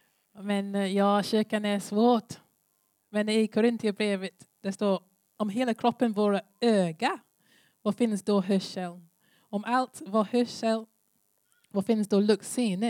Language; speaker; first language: Swedish; non-native, learner; English